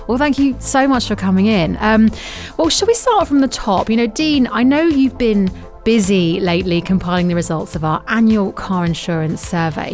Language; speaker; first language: English; native; English